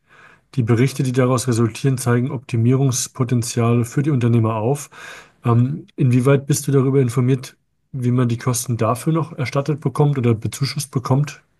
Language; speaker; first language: German; native; German